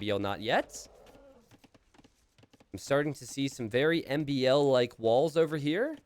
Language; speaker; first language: English; native; English